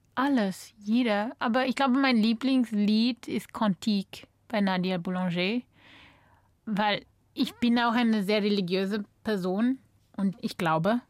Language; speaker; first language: German; non-native, fluent; English